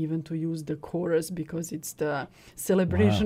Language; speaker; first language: English; non-native, fluent; Serbian